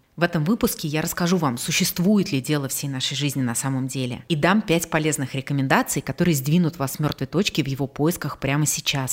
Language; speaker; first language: Russian; native; Russian